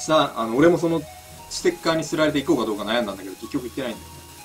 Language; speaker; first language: Japanese; native; Japanese